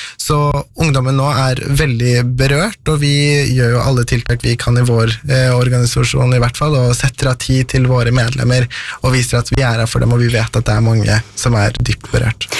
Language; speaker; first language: Norwegian; early bilingual, other home language; Persian